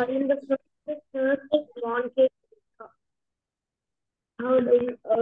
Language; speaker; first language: English; non-native, learner; Vietnamese